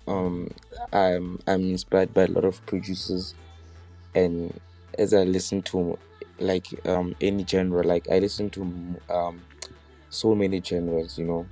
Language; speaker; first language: English; non-native, local second language; Southern Sotho